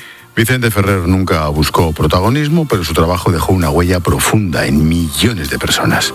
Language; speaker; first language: Spanish; native; Spanish